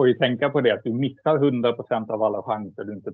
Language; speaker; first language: Swedish; native; Swedish